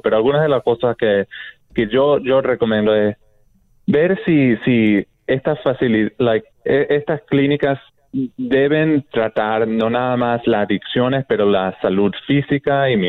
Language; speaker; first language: Spanish; non-native, fluent; English